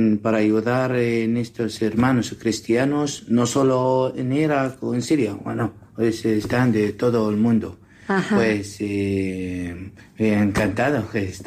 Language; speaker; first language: Spanish; non-native, learner; Assyrian Neo-Aramaic